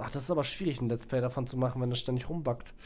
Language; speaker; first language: German; native; German